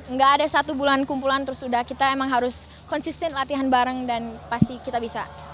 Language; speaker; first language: Indonesian; early bilingual, other home language; English